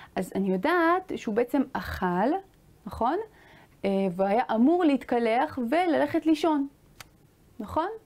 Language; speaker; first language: Hebrew; native; Hebrew